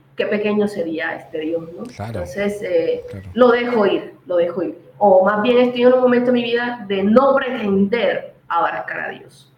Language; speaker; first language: Spanish; native; Spanish